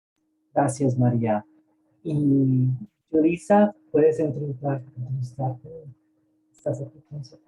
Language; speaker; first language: Spanish; early bilingual, heritage; Spanish